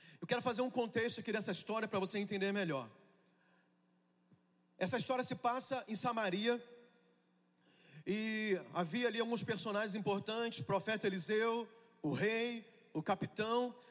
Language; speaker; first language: Portuguese; native; Portuguese